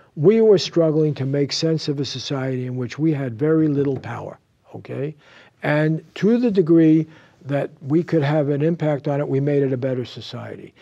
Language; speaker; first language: English; native; English